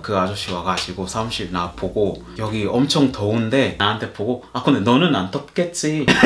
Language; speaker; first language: Korean; non-native, fluent; Gusii